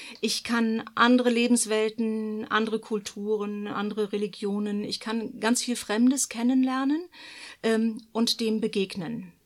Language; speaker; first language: German; native; German